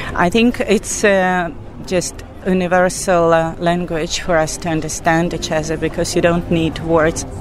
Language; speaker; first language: English; non-native, fluent; Belarusian